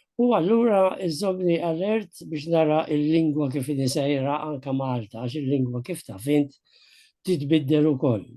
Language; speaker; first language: Maltese; native; Maltese